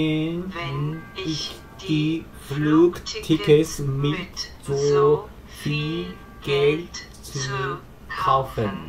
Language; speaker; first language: German; non-native, learner; Chinese